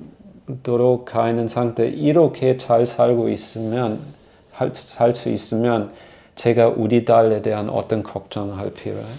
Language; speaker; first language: Korean; non-native, fluent; German